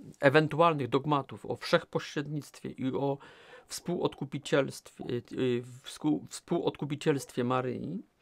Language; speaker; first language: Polish; native; Polish